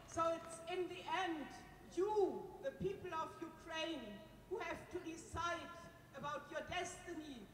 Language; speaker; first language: English; non-native, fluent; German